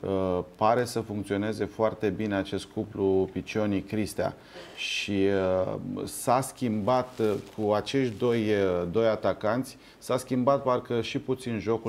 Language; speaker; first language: Romanian; native; Romanian